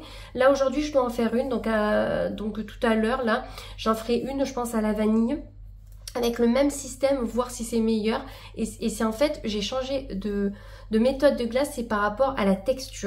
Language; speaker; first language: French; native; French